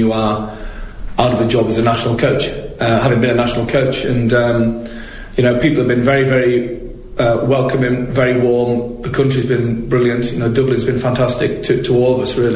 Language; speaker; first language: English; native; English